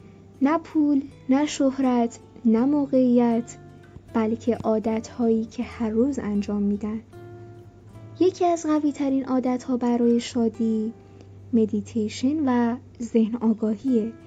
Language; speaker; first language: Persian; native; Persian